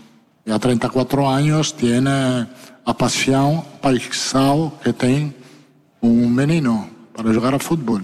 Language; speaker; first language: Spanish; non-native, fluent; Italian